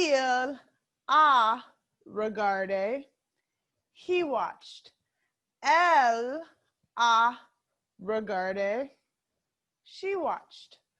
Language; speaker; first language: French; non-native, fluent; English